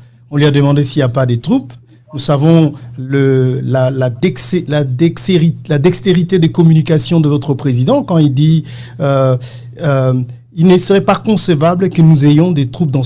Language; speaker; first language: French; non-native, local second language; Lingala